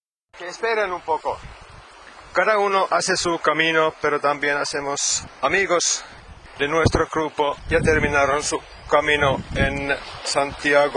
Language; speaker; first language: Spanish; non-native, learner; Finnish